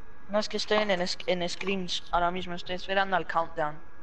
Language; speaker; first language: Spanish; native; Spanish